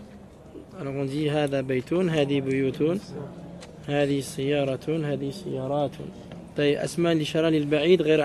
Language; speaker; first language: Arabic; early bilingual, heritage; Arabic